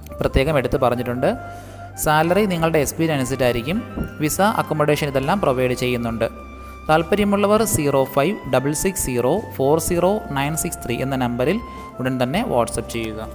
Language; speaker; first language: Malayalam; native; Malayalam